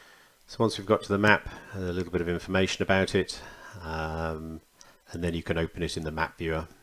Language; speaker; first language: English; native; English